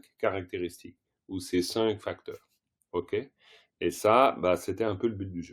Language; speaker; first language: French; native; French